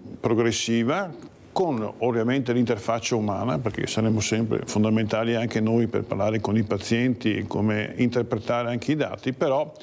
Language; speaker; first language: Italian; native; Italian